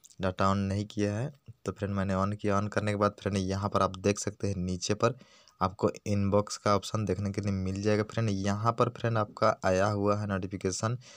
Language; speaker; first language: Hindi; native; Hindi